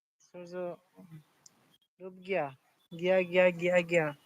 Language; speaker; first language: Hindi; non-native, learner; Bangla